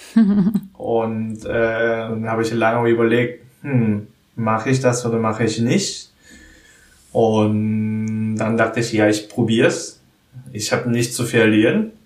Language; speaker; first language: German; non-native, learner; Korean